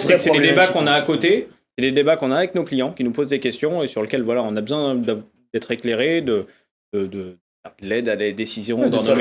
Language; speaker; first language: French; native; French